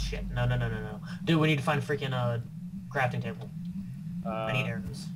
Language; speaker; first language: English; native; English